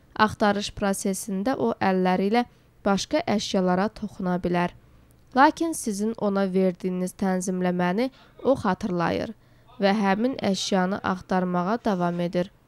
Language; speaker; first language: Azerbaijani; non-native, local second language; Georgian